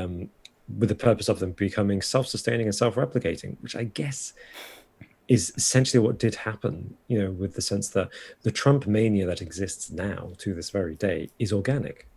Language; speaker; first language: English; native; English